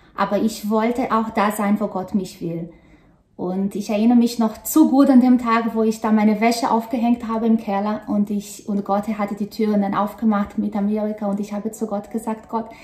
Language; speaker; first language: German; non-native, fluent; Portuguese